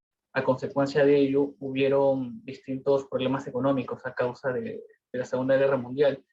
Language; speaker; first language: Spanish; native; Spanish